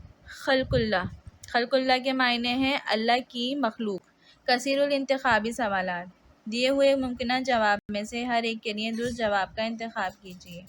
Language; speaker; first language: Urdu; native; Urdu